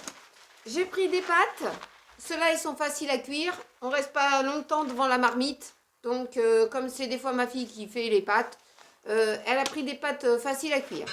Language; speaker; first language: French; native; French